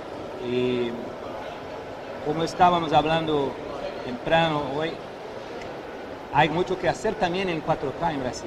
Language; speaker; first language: Spanish; non-native, fluent; Portuguese